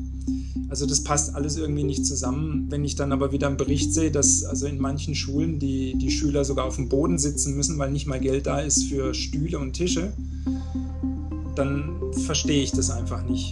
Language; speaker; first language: German; native; German